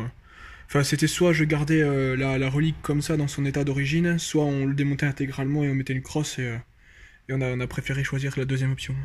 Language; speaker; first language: French; native; French